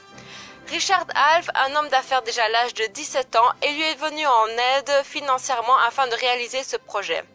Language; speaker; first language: French; native; French